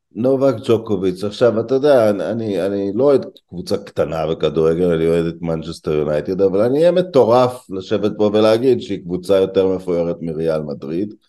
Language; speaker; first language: Hebrew; native; Hebrew